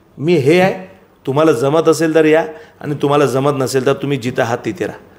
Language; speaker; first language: Marathi; non-native, local second language; Gujarati